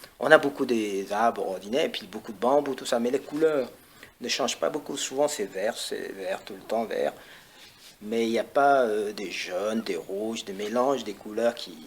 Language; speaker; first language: French; non-native, fluent; Chinese